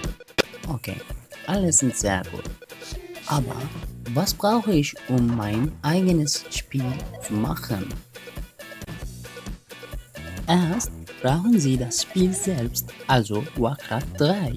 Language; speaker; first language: German; non-native, learner; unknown